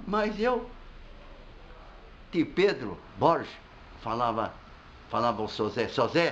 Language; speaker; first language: Portuguese; non-native, fluent; Arabic